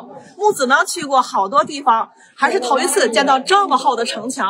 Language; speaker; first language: Chinese; native; Chinese